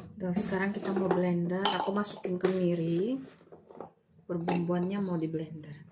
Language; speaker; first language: Indonesian; native; Indonesian